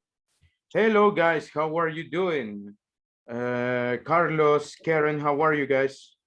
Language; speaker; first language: English; non-native, fluent; Spanish